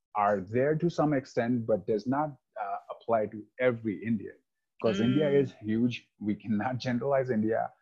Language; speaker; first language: English; non-native, local second language; Hindi